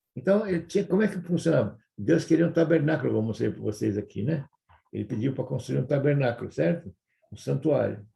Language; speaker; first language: Portuguese; non-native, fluent; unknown